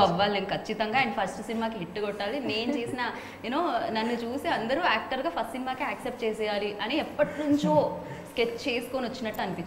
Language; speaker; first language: Telugu; native; Telugu